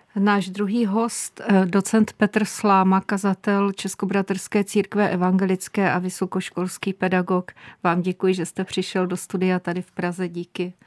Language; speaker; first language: Czech; native; Czech